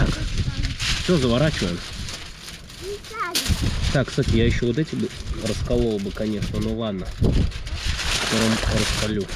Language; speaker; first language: Russian; native; Russian